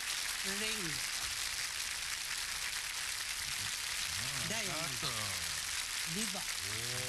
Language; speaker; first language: Japanese; native; Japanese